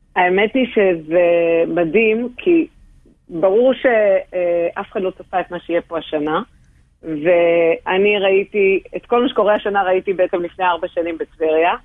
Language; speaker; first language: Hebrew; native; Hebrew